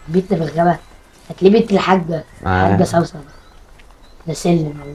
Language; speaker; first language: Arabic; native; Arabic